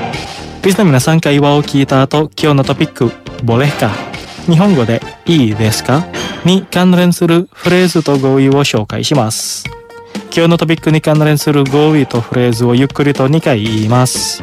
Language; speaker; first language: Japanese; non-native, fluent; Indonesian